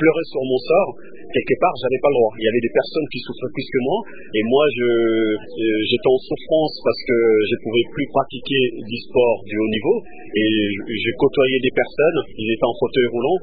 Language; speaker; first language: French; early bilingual, other home language; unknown